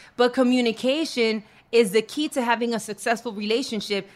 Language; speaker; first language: English; early bilingual, other home language; Spanish